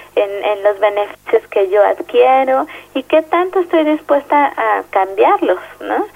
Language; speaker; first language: Spanish; native; Spanish